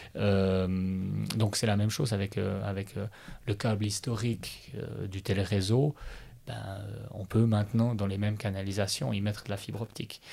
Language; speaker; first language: French; native; French